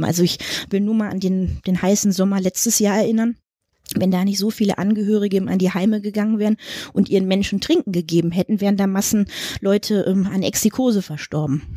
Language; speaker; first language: German; native; German